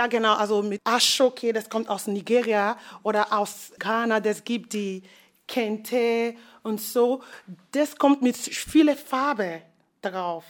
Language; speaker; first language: German; non-native, learner; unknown